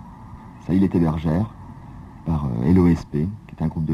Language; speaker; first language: French; native; French